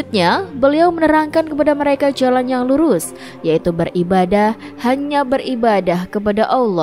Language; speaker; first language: Indonesian; native; Indonesian